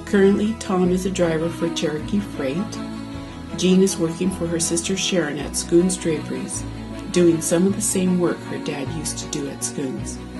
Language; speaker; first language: English; native; English